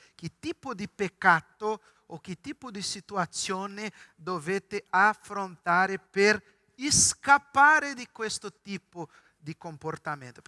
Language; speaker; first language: Italian; non-native, fluent; Portuguese